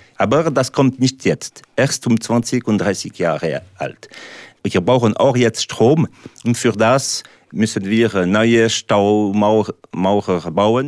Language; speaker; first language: German; non-native, local second language; French